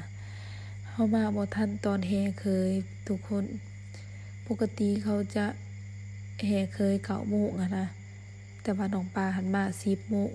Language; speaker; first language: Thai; non-native, local second language; Northeastern Thai